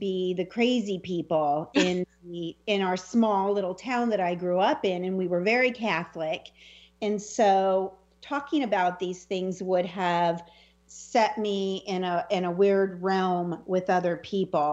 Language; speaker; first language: English; native; English